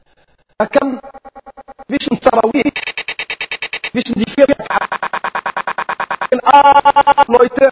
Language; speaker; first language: German; non-native, learner; Arabic